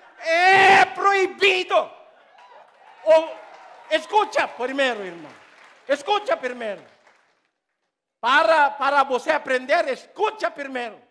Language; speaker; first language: Portuguese; non-native, learner; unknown